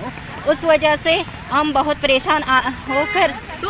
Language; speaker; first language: Hindi; non-native, learner; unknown